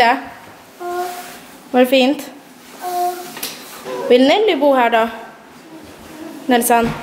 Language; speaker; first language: Swedish; native; Swedish